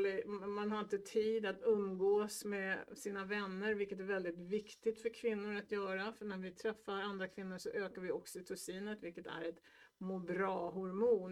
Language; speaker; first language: Swedish; native; Swedish